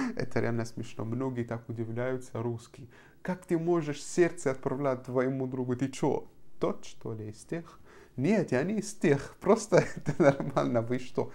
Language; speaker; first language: Russian; non-native, fluent; Arabic